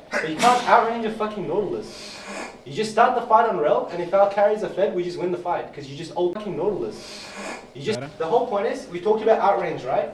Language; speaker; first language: English; non-native, fluent; Portuguese